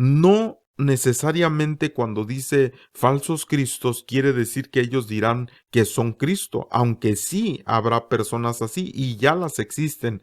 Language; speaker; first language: Spanish; native; Spanish